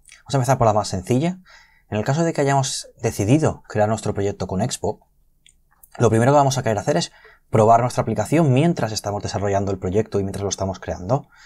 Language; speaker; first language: Spanish; native; Spanish